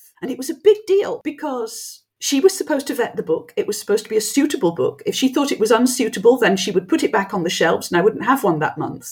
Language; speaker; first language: English; non-native, local second language; French